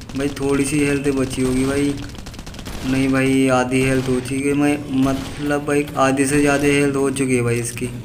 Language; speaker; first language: Hindi; native; Hindi